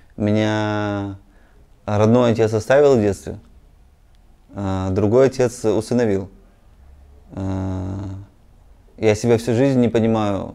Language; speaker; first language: Russian; native; Russian